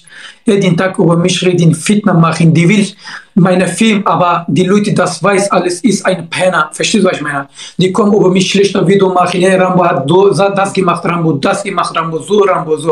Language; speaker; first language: German; non-native, learner; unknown